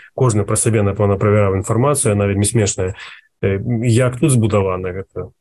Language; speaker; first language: Belarusian; native; Belarusian